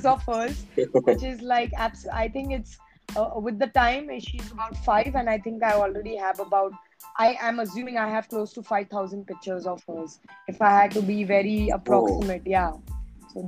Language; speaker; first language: English; non-native, local second language; Hindi